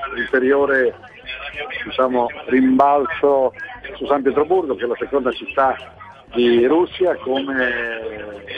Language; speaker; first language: Italian; native; Italian